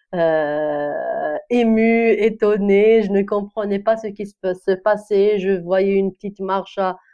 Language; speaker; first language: French; non-native, local second language; Kabyle